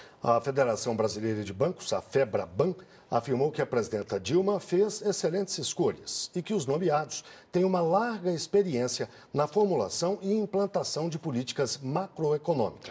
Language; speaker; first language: Portuguese; native; Portuguese